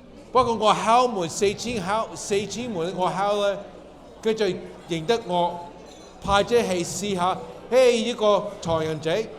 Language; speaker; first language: Cantonese; early bilingual, heritage; Cantonese